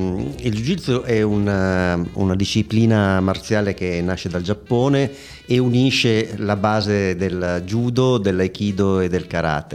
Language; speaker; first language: Italian; native; Italian